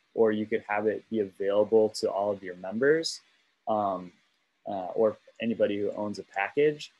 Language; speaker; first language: English; native; English